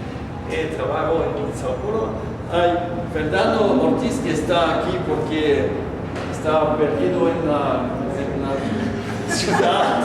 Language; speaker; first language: Spanish; non-native, learner; French